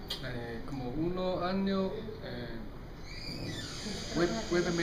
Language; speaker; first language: Spanish; non-native, learner; Chinese